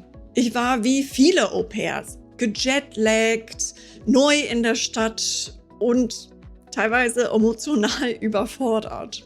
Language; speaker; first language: German; non-native, fluent; English